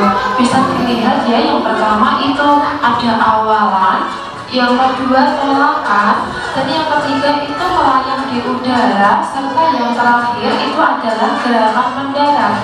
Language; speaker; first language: Indonesian; native; Indonesian